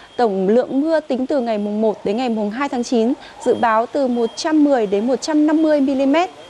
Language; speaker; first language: Vietnamese; native; Vietnamese